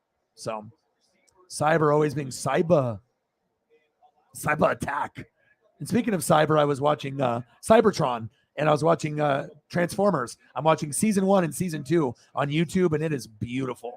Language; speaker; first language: English; native; English